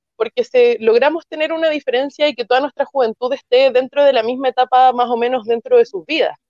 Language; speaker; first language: Spanish; native; Spanish